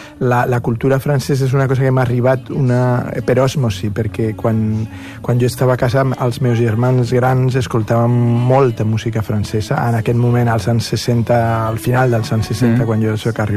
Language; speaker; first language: Catalan; non-native, fluent; Spanish